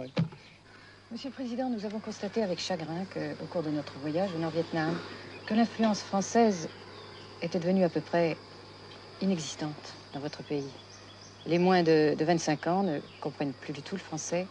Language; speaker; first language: French; native; French